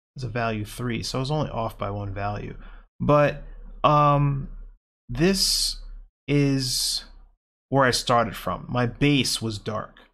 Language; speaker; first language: English; native; English